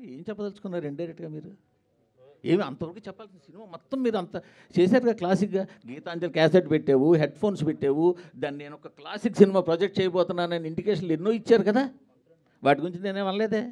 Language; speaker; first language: Telugu; native; Telugu